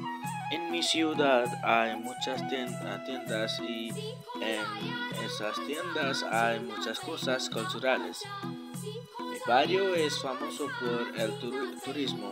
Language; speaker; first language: Spanish; non-native, learner; Nepali